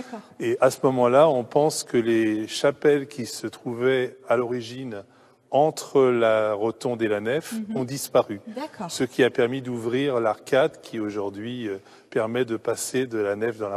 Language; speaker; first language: French; native; French